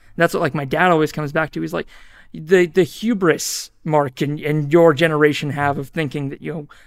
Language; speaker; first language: English; native; English